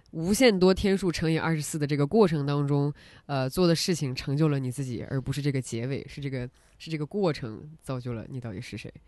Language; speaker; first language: Chinese; native; Chinese